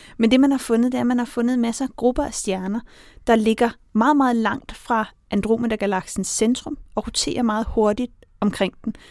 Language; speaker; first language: Danish; native; Danish